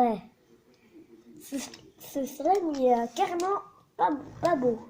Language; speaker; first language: French; native; French